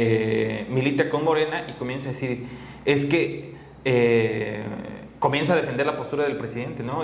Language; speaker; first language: Spanish; native; Spanish